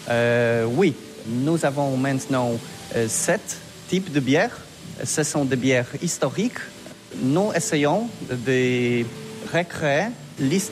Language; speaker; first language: French; non-native, learner; Polish